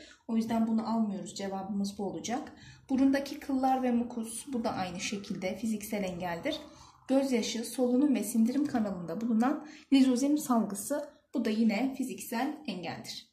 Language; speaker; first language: Turkish; native; Turkish